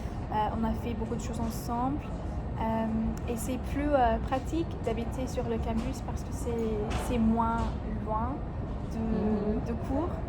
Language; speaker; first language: French; non-native, learner; English